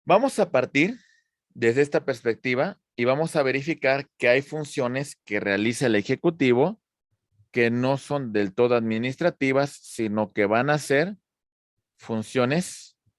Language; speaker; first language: Spanish; native; Spanish